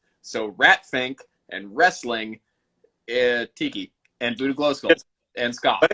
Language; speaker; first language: English; native; English